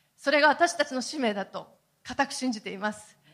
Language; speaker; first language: Japanese; native; Japanese